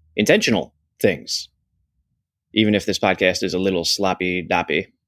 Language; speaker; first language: English; native; English